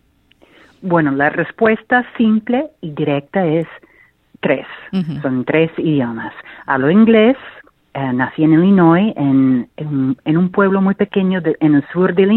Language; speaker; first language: Spanish; non-native, fluent; English